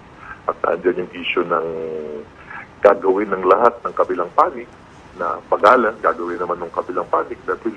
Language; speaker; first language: Filipino; native; Filipino